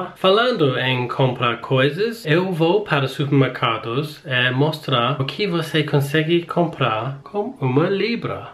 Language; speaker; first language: Portuguese; non-native, learner; English